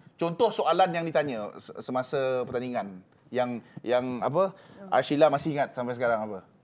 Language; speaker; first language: Malay; native; Malay